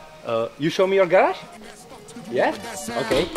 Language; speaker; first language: English; non-native, learner; Czech